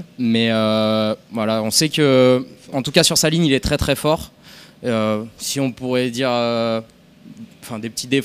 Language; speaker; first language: French; native; French